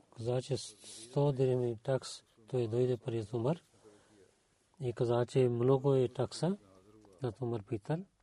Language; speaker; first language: Bulgarian; non-native, learner; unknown